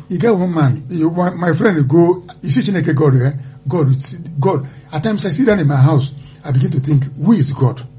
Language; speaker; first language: Nigerian Pidgin; non-native, local second language; Yoruba